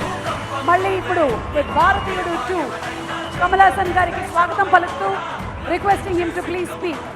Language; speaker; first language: Telugu; native; Telugu